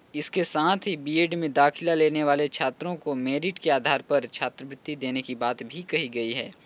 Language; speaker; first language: Hindi; native; Hindi